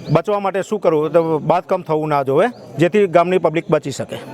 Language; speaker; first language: Gujarati; native; Gujarati